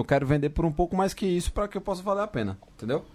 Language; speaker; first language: Portuguese; native; Portuguese